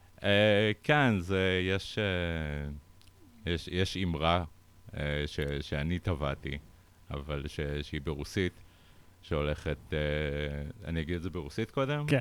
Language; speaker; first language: Hebrew; early bilingual, other home language; Russian